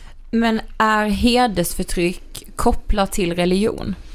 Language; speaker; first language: Swedish; native; Swedish